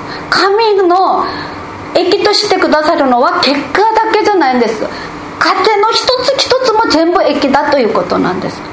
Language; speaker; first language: Japanese; non-native, fluent; Korean